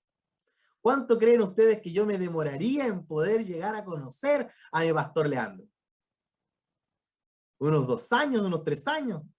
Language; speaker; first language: Spanish; native; Spanish